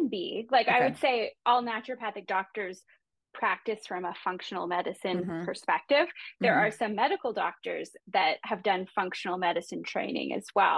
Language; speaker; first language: English; native; English